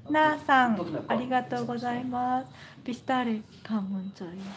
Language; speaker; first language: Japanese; native; Japanese